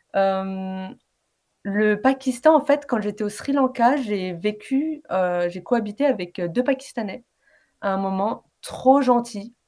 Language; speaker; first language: French; early bilingual, other home language; Arabic